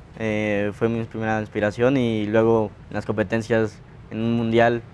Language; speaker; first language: Spanish; native; Spanish